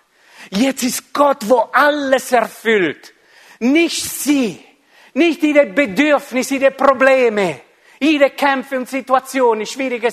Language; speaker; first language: German; non-native, fluent; Italian